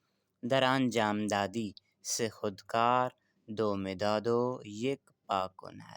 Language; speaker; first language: Persian; non-native, fluent; Urdu